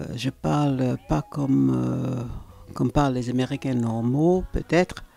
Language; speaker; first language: French; non-native, fluent; English